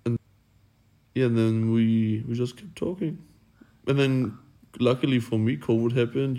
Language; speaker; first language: English; non-native, fluent; German